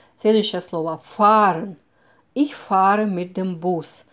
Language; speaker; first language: German; non-native, fluent; Russian